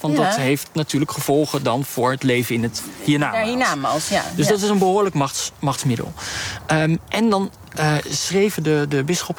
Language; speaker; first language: Dutch; native; Dutch